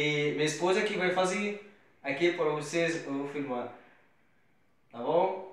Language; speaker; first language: Portuguese; non-native, learner; Arabic